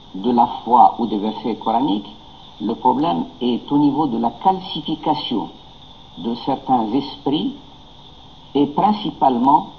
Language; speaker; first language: French; non-native, local second language; Arabic